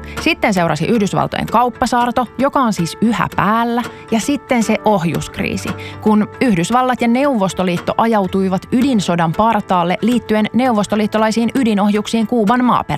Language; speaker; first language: Finnish; native; Finnish